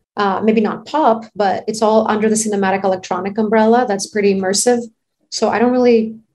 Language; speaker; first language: English; non-native, fluent; Greek